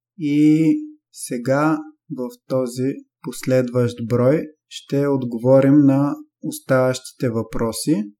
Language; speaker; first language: Bulgarian; native; Bulgarian